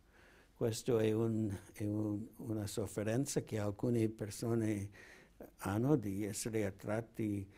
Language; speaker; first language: Italian; non-native, fluent; English